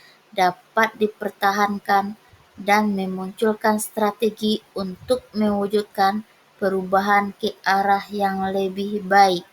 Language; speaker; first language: Indonesian; native; Indonesian